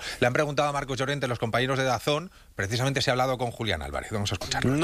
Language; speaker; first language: Spanish; native; Spanish